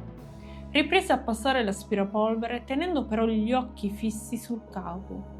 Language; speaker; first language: Italian; native; Italian